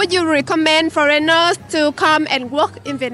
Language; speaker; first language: English; non-native, learner; Vietnamese